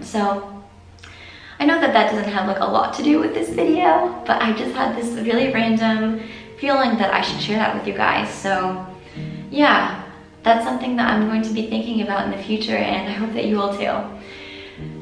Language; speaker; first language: English; native; English